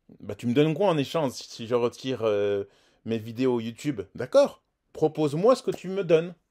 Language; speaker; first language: French; native; French